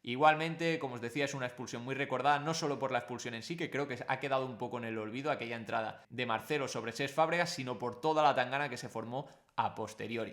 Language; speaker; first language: Spanish; native; Spanish